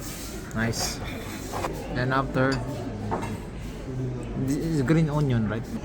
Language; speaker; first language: English; non-native, learner; Filipino